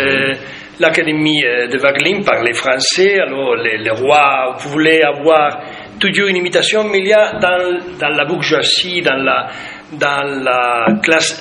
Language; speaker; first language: French; non-native, fluent; Spanish